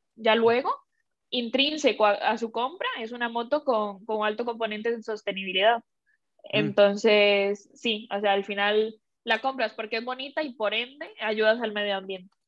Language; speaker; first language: Spanish; native; Spanish